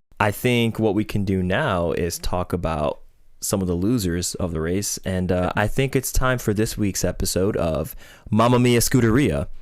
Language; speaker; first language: English; native; English